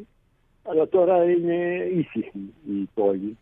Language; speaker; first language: Greek; early bilingual, heritage; Greek